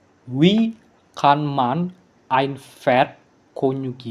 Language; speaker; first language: German; non-native, learner; Indonesian